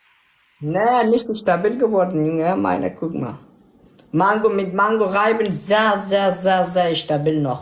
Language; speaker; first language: German; non-native, learner; Persian